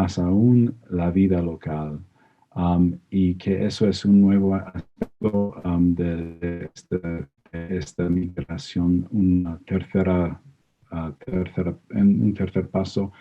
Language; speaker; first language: Spanish; non-native, fluent; English